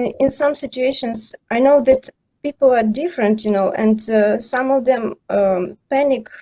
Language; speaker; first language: English; non-native, learner; Ukrainian